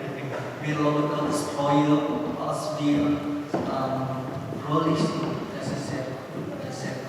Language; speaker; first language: German; non-native, learner; Indonesian